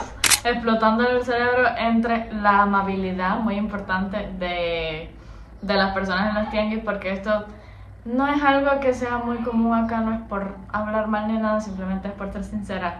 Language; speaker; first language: Spanish; native; Spanish